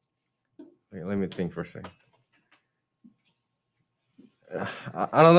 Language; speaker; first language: English; non-native, fluent; Korean